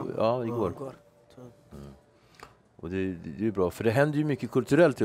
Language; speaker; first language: Swedish; native; Swedish